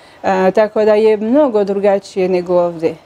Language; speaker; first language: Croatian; non-native, learner; French